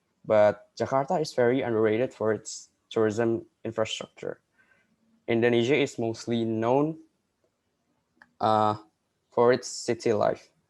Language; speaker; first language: English; non-native, local second language; Indonesian